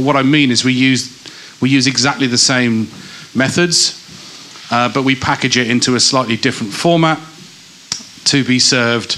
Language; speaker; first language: English; native; English